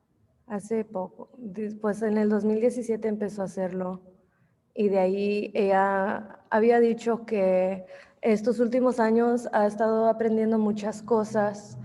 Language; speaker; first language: Spanish; early bilingual, heritage; English